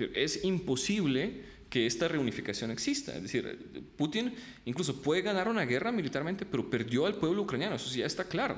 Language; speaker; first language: Spanish; early bilingual, other home language; Russian